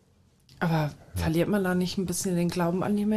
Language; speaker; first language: German; native; German